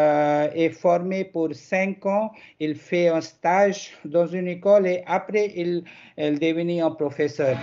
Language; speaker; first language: French; non-native, learner; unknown